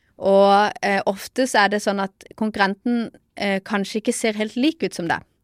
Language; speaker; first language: Norwegian; native; Norwegian